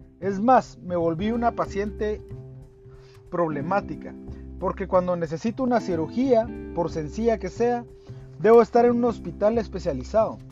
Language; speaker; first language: Spanish; native; Spanish